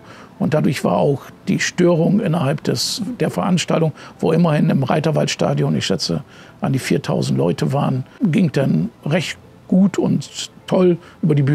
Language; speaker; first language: German; native; German